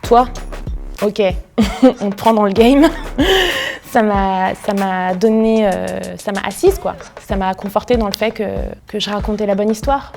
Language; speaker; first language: French; early bilingual, other home language; Arabic